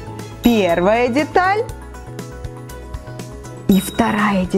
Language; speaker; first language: Russian; native; Russian